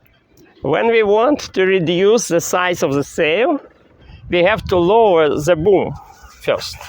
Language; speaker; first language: English; non-native, fluent; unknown